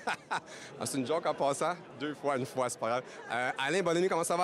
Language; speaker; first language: French; native; French